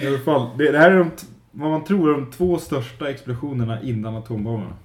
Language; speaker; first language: Swedish; native; Swedish